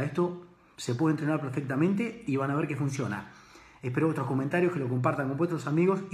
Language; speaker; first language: Spanish; native; Spanish